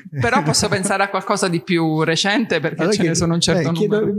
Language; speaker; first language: Italian; native; Italian